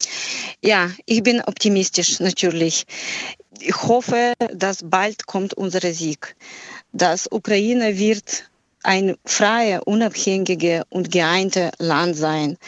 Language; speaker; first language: German; non-native, fluent; Ukrainian